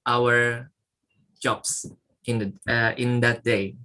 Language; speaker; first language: English; non-native, learner; Indonesian